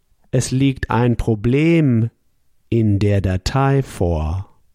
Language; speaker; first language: German; native; German